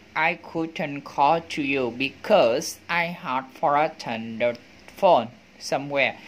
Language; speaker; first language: English; non-native, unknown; Vietnamese